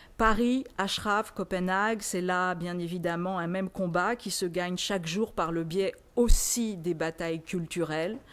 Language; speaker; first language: French; native; French